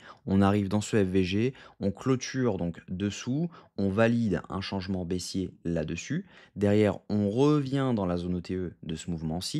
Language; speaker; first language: French; native; French